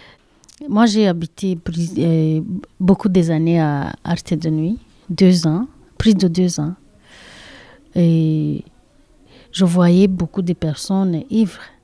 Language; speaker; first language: French; non-native, learner; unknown